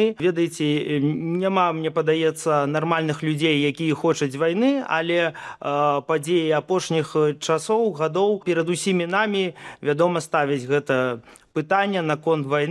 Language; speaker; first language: Belarusian; non-native, local second language; Russian